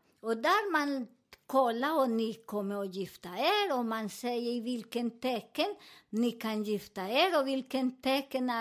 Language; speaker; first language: Swedish; non-native, learner; Spanish